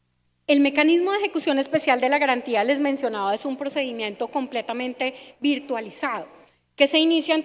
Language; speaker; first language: Spanish; native; Spanish